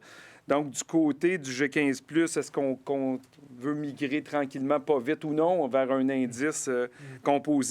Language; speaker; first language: French; native; French